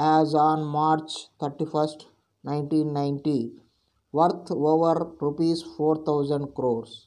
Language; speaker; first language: English; non-native, local second language; Telugu